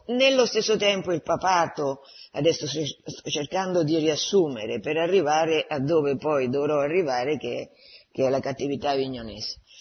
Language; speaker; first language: Italian; native; Italian